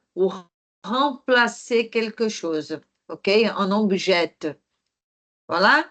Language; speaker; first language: French; non-native, fluent; Portuguese